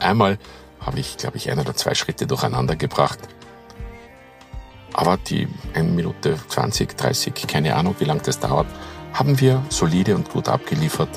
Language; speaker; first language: German; native; German